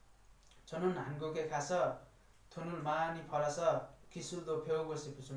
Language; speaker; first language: Korean; non-native, learner; Nepali